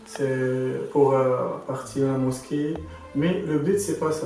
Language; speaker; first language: French; non-native, local second language; Arabic